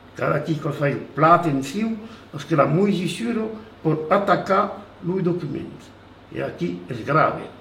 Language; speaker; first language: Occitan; native; Occitan